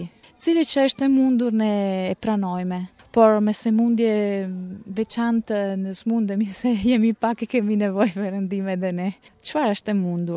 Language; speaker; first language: Albanian; non-native, learner; Italian